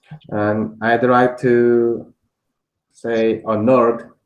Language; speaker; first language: English; non-native, learner; Korean